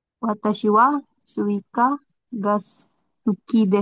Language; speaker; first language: Japanese; non-native, learner; Malay